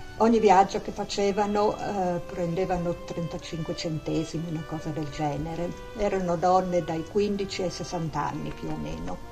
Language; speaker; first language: Italian; non-native, local second language; Friulian